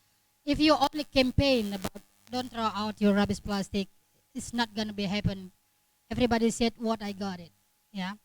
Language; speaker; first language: English; non-native, learner; Indonesian